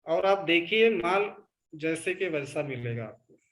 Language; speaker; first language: Hindi; non-native, local second language; Marathi